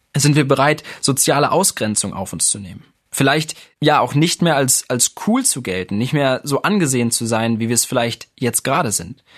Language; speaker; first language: German; native; German